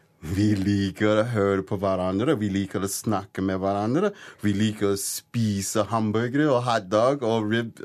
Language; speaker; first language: Norwegian; non-native, fluent; English